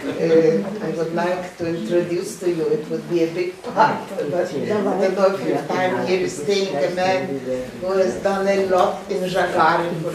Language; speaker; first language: English; non-native, fluent; Lithuanian